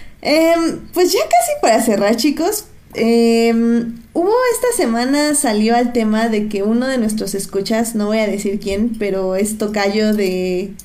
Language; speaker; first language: Spanish; native; Spanish